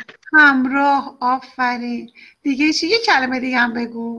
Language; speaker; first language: Persian; native; Persian